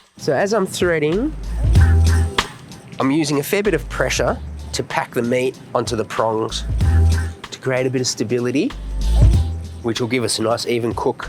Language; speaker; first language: English; native; English